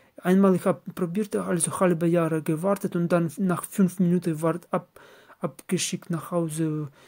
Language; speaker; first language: German; non-native, learner; Russian